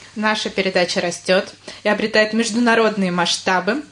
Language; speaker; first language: Russian; native; Russian